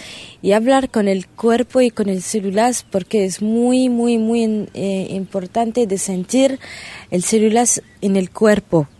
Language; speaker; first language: Spanish; non-native, learner; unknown